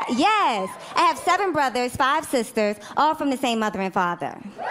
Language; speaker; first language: English; native; English